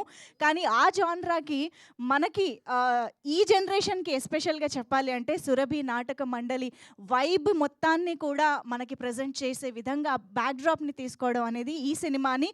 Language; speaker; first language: Telugu; native; Telugu